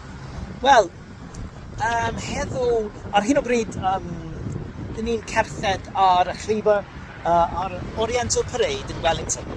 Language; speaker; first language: Welsh; non-native, learner; English